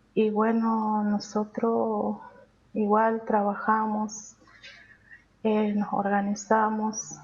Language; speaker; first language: Spanish; non-native, local second language; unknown